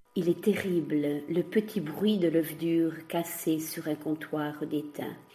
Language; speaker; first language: French; non-native, fluent; Portuguese